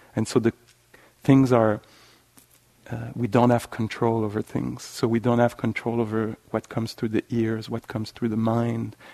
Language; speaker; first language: English; non-native, fluent; French